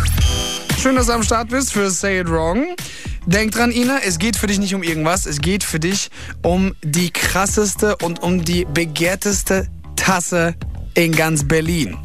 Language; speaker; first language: German; native; German